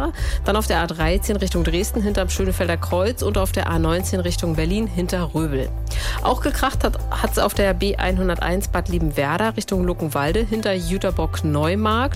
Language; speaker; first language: German; native; German